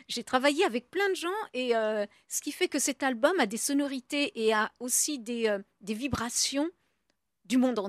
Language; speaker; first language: French; native; French